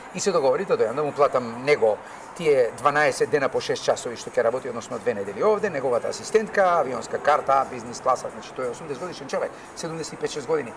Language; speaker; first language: Macedonian; native; Macedonian